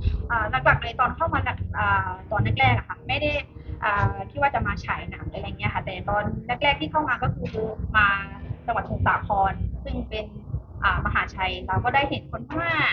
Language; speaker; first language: Thai; non-native, fluent; Burmese